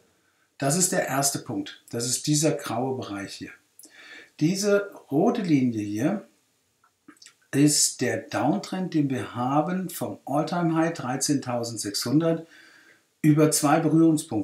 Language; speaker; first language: German; native; German